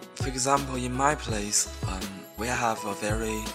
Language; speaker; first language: English; non-native, learner; Chinese